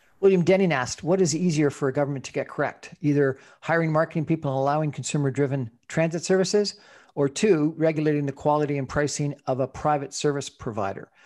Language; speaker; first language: English; native; English